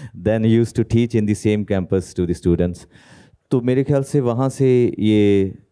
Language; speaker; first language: Hindi; native; Hindi